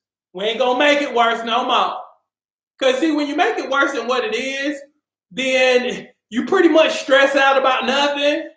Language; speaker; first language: English; native; English